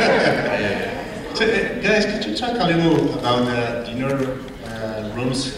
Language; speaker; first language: English; non-native, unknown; Spanish